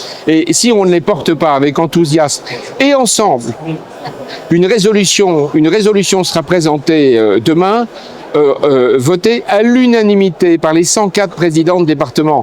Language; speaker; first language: French; native; French